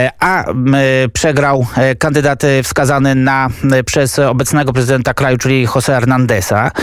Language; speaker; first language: Polish; native; Polish